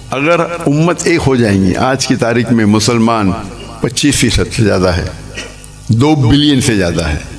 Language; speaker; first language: Urdu; non-native, local second language; Konkani